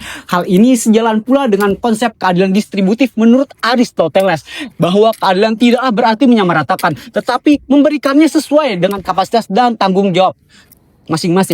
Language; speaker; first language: Indonesian; native; Indonesian